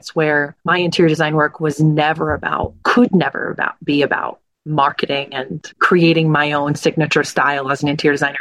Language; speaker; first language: English; native; English